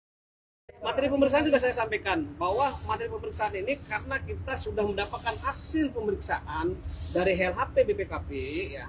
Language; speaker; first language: Indonesian; native; Indonesian